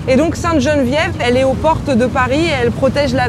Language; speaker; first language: French; native; French